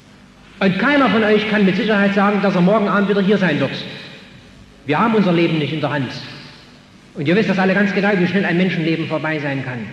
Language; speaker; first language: German; native; German